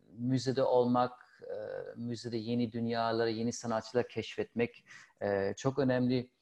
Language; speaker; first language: Turkish; non-native, fluent; German